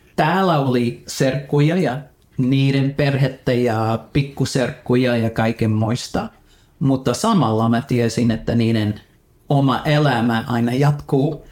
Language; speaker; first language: Finnish; early bilingual, heritage; Finnish